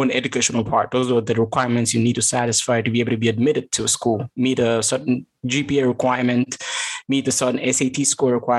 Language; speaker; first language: English; non-native, local second language; Kalenjin